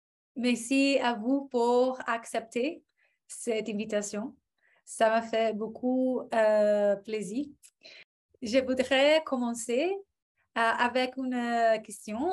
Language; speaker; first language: French; non-native, fluent; Portuguese